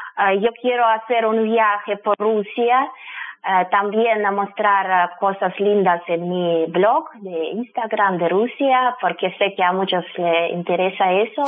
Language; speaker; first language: Spanish; non-native, fluent; Russian